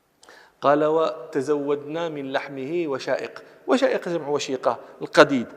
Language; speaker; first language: Arabic; native; Arabic